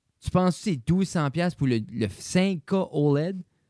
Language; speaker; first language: French; native; French